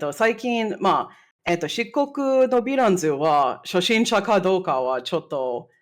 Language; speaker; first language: Japanese; non-native, fluent; English